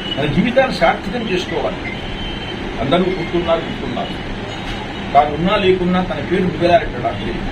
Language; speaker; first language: Telugu; native; Telugu